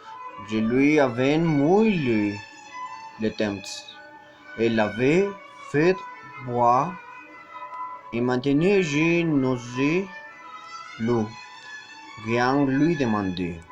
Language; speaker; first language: French; non-native, learner; Spanish